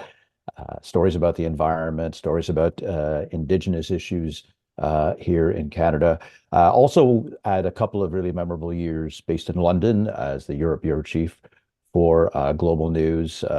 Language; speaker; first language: English; native; English